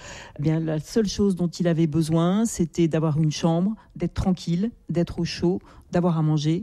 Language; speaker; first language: French; native; French